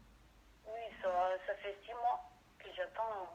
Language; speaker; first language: French; non-native, learner; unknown